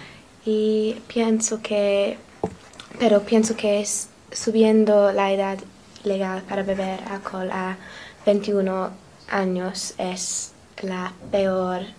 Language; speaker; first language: Spanish; non-native, learner; English